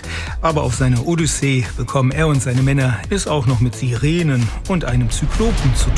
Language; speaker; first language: German; native; German